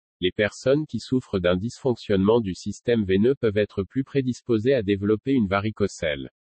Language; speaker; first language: French; non-native, local second language; Wolof